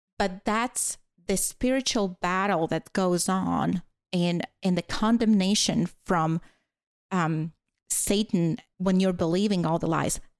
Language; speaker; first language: English; non-native, fluent; Latvian